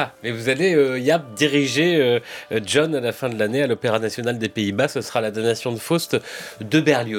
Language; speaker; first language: French; native; French